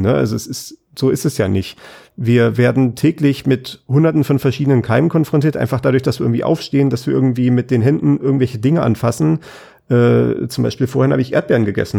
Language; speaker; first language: German; native; German